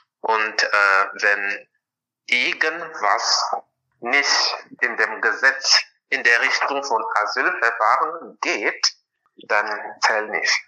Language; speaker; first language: German; non-native, fluent; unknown